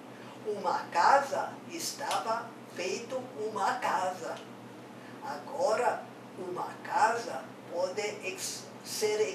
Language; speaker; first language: Portuguese; non-native, fluent; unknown